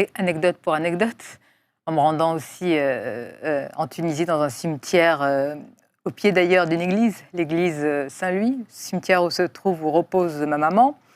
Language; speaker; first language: French; non-native, local second language; Arabic